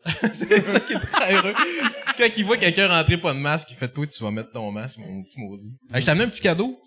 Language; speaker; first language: French; native; French